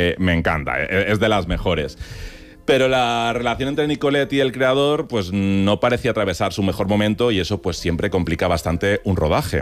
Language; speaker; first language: Spanish; native; Spanish